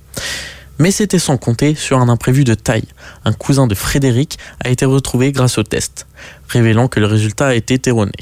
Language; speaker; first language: French; native; French